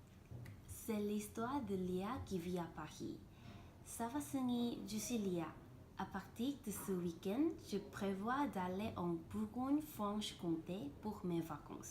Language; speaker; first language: French; non-native, learner; Korean